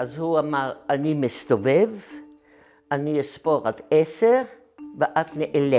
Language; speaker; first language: Hebrew; non-native, fluent; Dutch